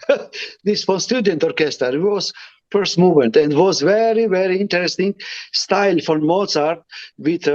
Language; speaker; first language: English; non-native, learner; Romany